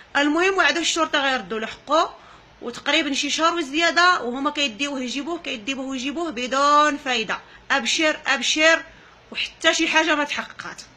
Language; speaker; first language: Arabic; native; Arabic